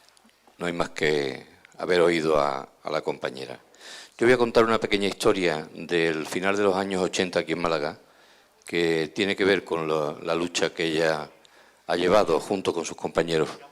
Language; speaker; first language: Spanish; native; Spanish